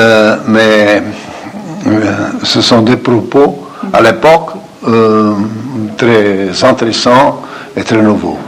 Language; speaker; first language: French; non-native, fluent; Portuguese